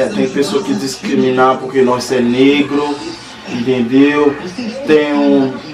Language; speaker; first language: Portuguese; non-native, learner; Haitian Creole